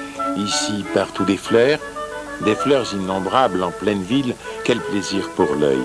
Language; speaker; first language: French; early bilingual, other home language; Russian